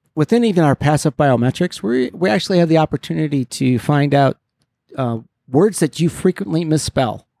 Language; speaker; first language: English; native; English